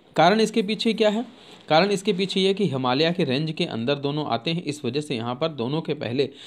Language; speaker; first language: Hindi; native; Hindi